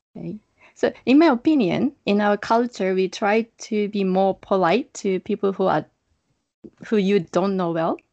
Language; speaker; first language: English; non-native, fluent; Japanese